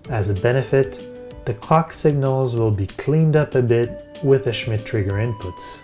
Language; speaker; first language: English; native; English